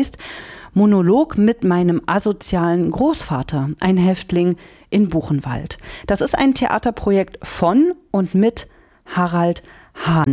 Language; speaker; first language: German; native; German